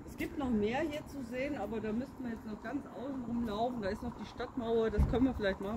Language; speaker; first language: German; native; German